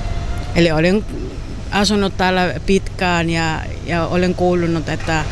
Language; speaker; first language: Finnish; non-native, learner; Spanish